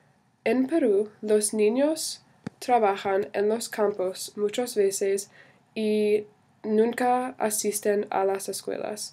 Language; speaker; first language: Spanish; non-native, learner; English